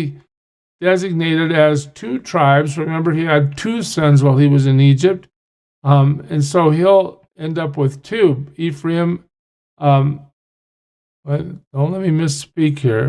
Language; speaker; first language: English; native; English